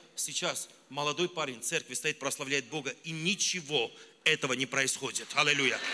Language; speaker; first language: Russian; non-native, local second language; Armenian